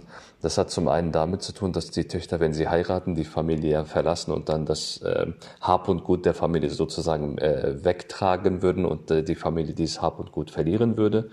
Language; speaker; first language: German; native; German